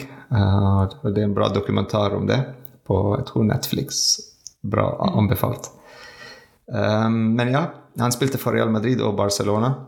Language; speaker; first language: Norwegian; non-native, learner; French